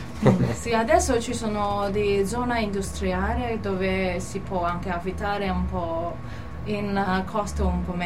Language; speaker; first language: Italian; non-native, learner; Cantonese